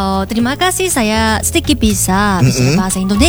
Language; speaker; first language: Indonesian; non-native, learner; Korean